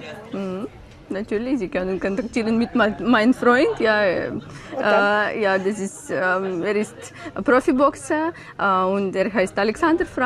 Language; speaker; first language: German; non-native, learner; Ukrainian